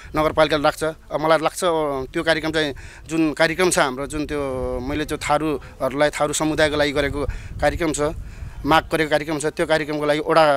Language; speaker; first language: Nepali; native; Nepali